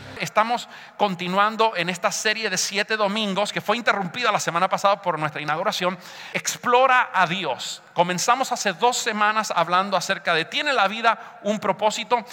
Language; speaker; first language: Spanish; early bilingual, heritage; Spanish